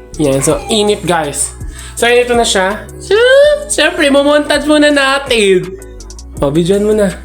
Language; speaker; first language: Filipino; native; Filipino